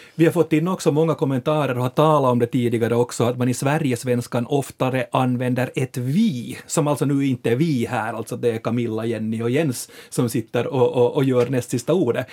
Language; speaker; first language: Swedish; native; Swedish